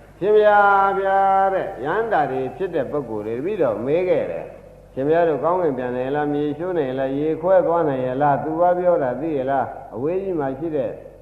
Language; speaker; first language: Burmese; native; Burmese